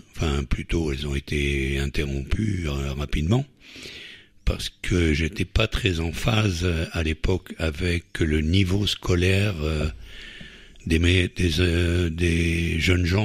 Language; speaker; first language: French; native; French